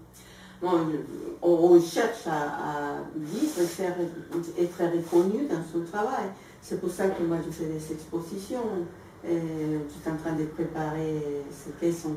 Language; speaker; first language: French; non-native, fluent; Spanish